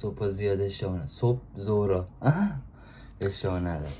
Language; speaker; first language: Persian; native; Persian